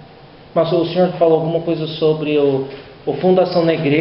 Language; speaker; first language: Portuguese; non-native, learner; English